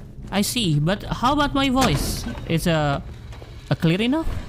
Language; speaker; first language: English; non-native, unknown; Indonesian